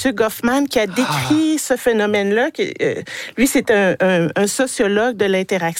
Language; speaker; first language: French; native; French